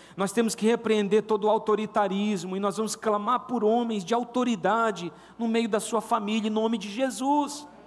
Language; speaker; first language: Portuguese; native; Portuguese